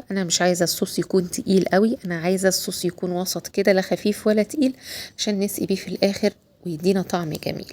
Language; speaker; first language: Arabic; native; Arabic